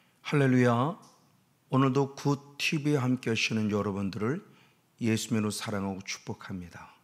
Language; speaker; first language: Korean; native; Korean